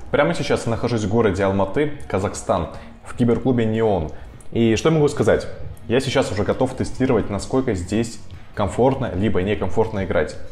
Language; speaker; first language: Russian; native; Russian